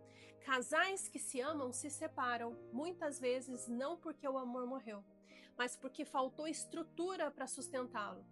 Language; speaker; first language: Portuguese; native; Portuguese